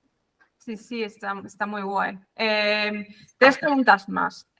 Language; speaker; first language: Spanish; non-native, fluent; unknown